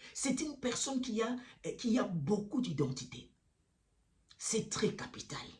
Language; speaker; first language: French; early bilingual, other home language; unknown